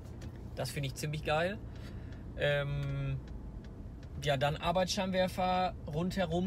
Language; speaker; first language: German; native; German